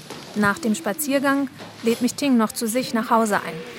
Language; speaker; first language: German; native; German